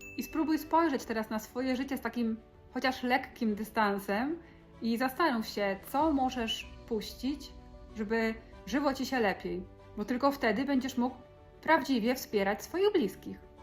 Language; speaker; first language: Polish; native; Polish